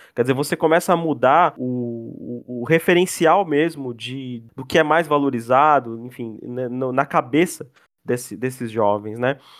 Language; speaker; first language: Portuguese; native; Portuguese